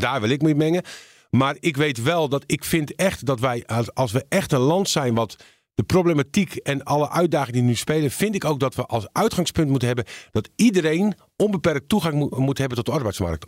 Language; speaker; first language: Dutch; native; Dutch